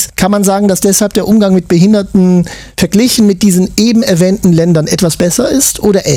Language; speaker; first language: German; native; German